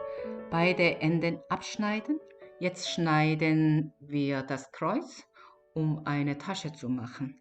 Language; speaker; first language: German; non-native, learner; Korean